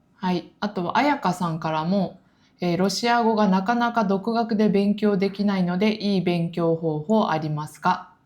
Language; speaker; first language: Japanese; native; Japanese